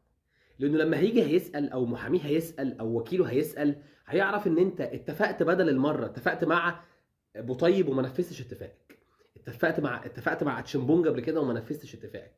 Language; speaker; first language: Arabic; native; Arabic